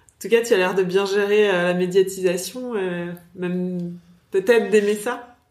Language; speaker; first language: French; native; French